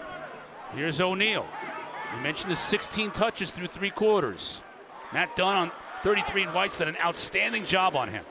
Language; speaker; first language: English; native; English